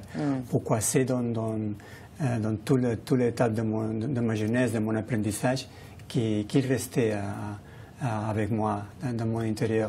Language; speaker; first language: French; non-native, learner; Spanish